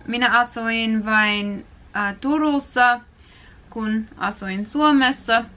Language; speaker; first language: Finnish; non-native, learner; English